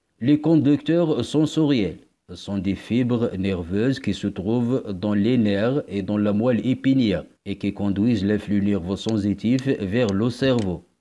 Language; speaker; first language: French; non-native, local second language; Arabic